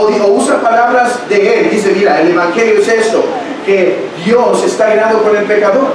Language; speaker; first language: Spanish; native; Spanish